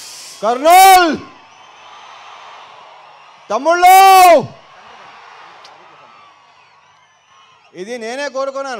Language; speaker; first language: Telugu; native; Telugu